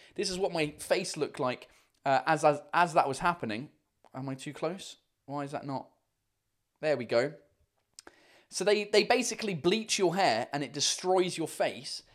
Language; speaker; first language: English; native; English